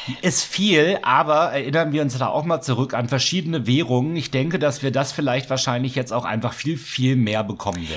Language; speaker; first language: German; native; German